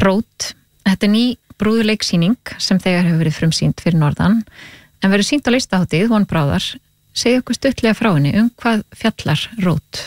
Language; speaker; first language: Icelandic; native; Icelandic